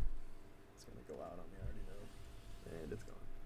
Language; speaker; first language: English; native; English